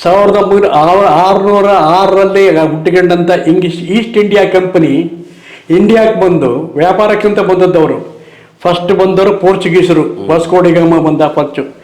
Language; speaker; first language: Kannada; native; Kannada